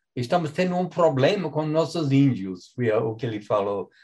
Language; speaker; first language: Portuguese; non-native, fluent; English